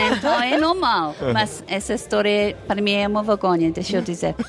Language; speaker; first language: Portuguese; non-native, fluent; English